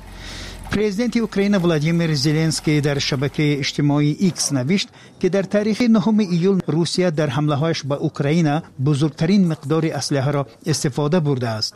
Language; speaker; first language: Tajik; native; Tajik